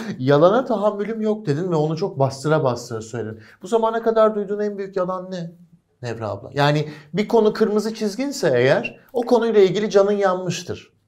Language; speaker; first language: Turkish; native; Turkish